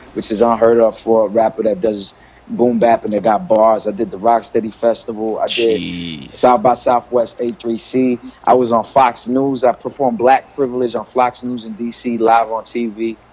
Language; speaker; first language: English; native; English